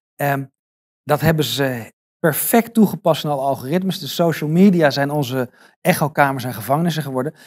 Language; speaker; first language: Dutch; native; Dutch